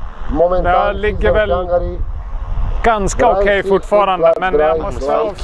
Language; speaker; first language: Swedish; native; Swedish